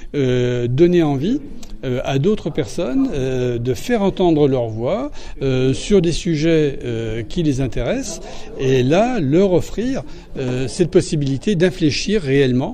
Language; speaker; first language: French; native; French